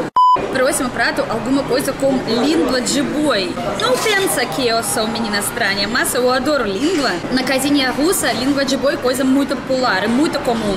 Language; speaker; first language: Portuguese; non-native, learner; Russian